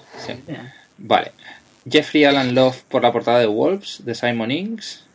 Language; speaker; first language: Spanish; native; Spanish